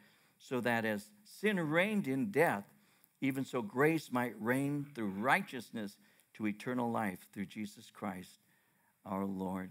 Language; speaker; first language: English; native; English